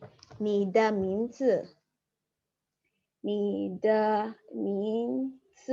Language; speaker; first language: Chinese; non-native, fluent; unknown